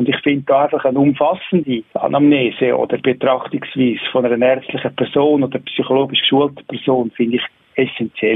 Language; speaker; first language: German; native; German